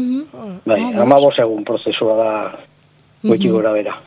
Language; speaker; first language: Basque; non-native, local second language; Spanish